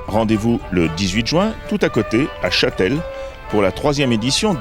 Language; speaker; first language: French; native; French